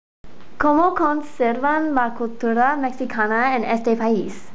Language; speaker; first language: Spanish; non-native, learner; English